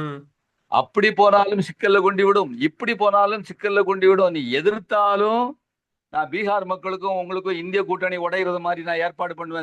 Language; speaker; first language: Tamil; native; Tamil